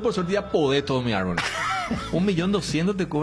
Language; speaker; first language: Spanish; native; Spanish